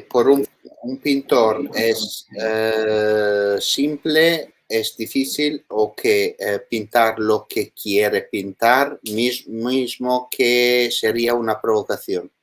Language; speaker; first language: Spanish; non-native, learner; Italian